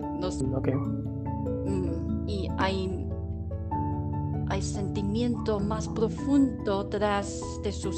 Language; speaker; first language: Spanish; non-native, learner; Chinese